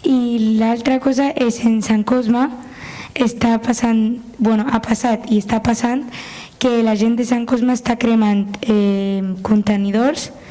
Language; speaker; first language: Catalan; non-native, local second language; Spanish